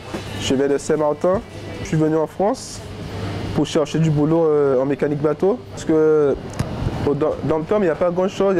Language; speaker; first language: French; native; French